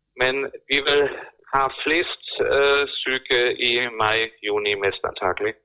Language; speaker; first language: Norwegian; non-native, fluent; German